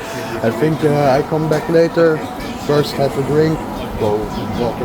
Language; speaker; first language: English; non-native, learner; German